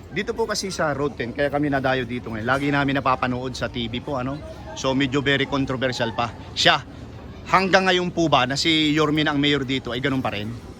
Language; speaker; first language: Filipino; non-native, local second language; Bikol